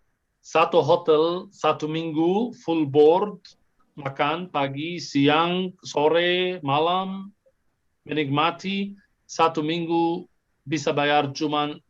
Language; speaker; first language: Indonesian; non-native, fluent; Arabic